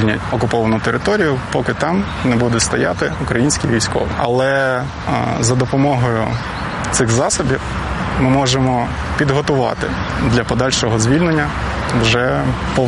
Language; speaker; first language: Ukrainian; native; Ukrainian